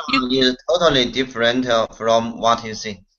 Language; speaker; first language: English; non-native, learner; Chinese